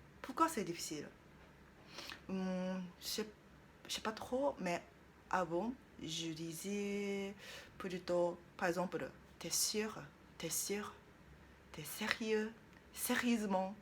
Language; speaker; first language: French; non-native, learner; Japanese